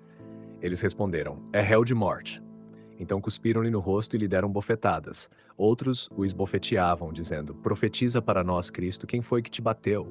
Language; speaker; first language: Portuguese; native; Portuguese